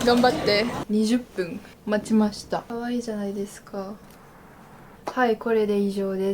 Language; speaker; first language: Japanese; non-native, learner; French